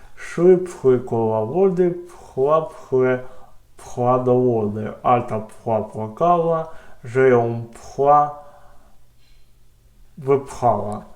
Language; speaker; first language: Polish; non-native, learner; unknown